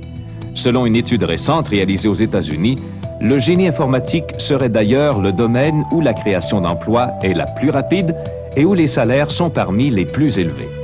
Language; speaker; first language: French; native; French